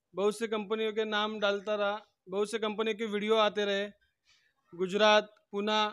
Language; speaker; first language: Hindi; non-native, local second language; Marathi